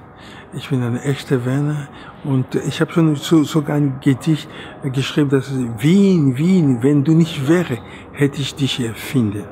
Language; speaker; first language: German; non-native, fluent; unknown